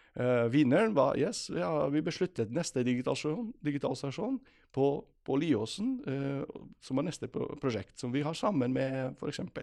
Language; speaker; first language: Norwegian; non-native, fluent; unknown